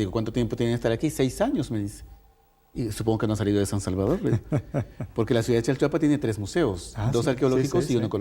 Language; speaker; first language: Spanish; native; Spanish